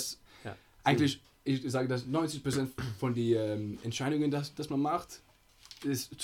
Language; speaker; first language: German; non-native, fluent; Italian